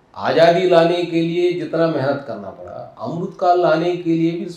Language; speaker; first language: Hindi; non-native, local second language; Telugu